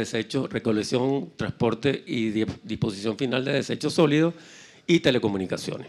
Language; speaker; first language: Spanish; native; Spanish